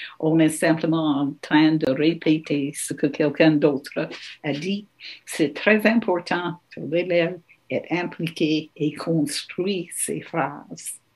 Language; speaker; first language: French; non-native, local second language; English